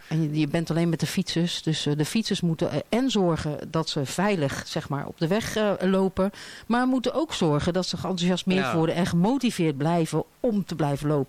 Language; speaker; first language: Dutch; native; Dutch